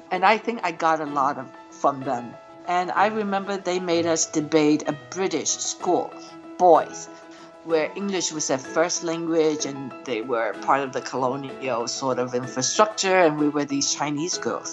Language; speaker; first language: English; non-native, local second language; Cantonese